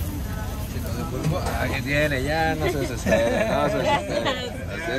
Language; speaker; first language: Spanish; native; Spanish